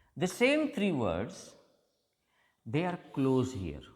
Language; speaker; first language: English; non-native, local second language; Gujarati